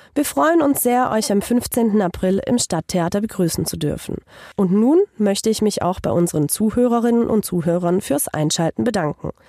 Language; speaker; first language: German; non-native, fluent; Hungarian